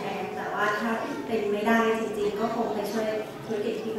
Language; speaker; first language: Thai; native; Thai